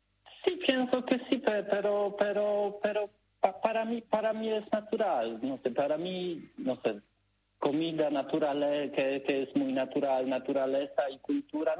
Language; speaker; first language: Spanish; non-native, learner; Polish